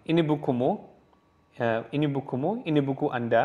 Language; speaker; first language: Indonesian; non-native, local second language; Javanese